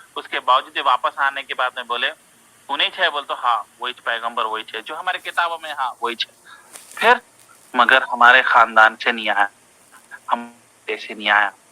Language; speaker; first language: Urdu; native; Urdu